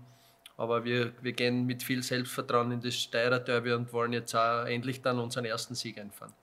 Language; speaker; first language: German; native; German